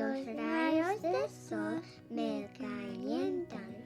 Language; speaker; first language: Spanish; non-native, learner; English